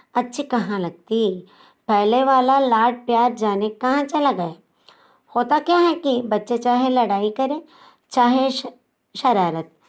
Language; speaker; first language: Hindi; non-native, local second language; Telugu